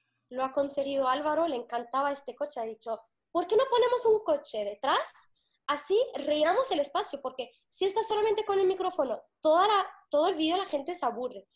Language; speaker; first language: Spanish; non-native, fluent; Arabic